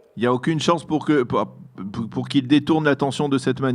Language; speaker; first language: French; native; French